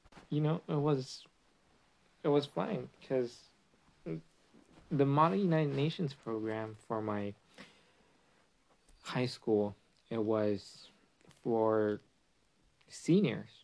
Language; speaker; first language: English; non-native, fluent; Chinese